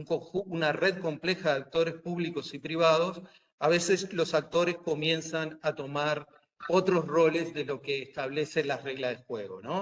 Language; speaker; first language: Spanish; native; Spanish